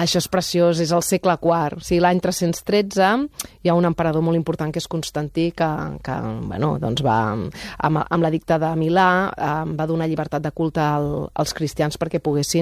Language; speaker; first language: Catalan; native; Catalan